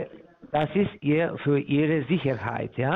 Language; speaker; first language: German; non-native, fluent; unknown